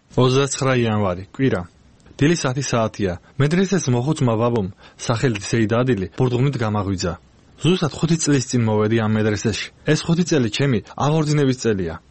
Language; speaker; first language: Georgian; non-native, local second language; Azerbaijani